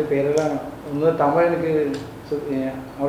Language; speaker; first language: Tamil; non-native, learner; Malayalam